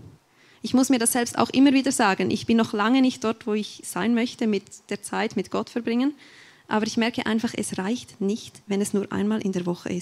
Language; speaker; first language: German; native; German